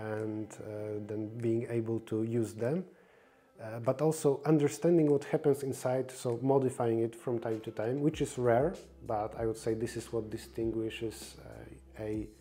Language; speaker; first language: English; non-native, fluent; Polish